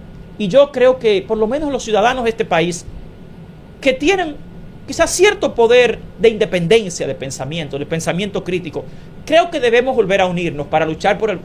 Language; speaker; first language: Spanish; native; Spanish